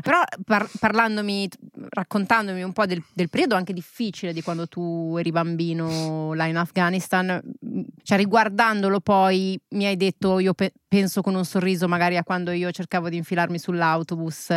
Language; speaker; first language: Italian; native; Italian